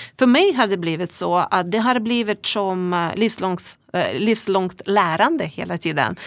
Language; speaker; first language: Swedish; non-native, fluent; Russian